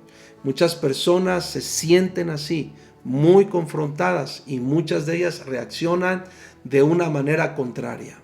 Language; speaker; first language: Spanish; native; Spanish